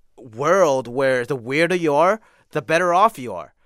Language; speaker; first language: English; non-native, local second language; Cantonese